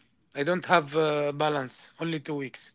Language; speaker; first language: English; non-native, learner; Arabic